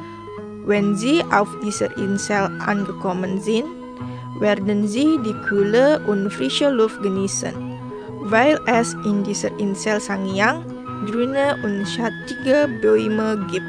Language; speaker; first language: German; non-native, fluent; Indonesian